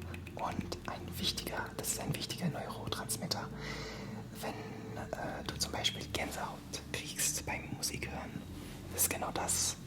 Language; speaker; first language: German; non-native, fluent; French